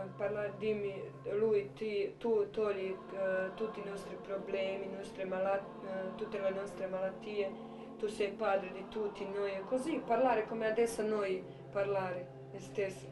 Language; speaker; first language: Italian; non-native, learner; Croatian